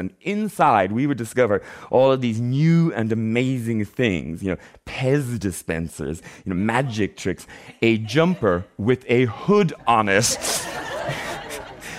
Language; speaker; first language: English; native; English